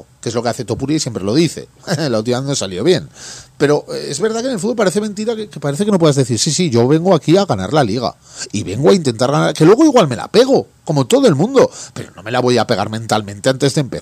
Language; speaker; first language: Spanish; native; Spanish